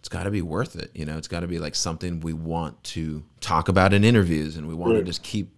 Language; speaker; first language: English; native; English